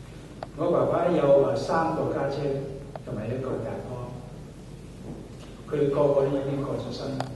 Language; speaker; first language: Cantonese; early bilingual, heritage; Cantonese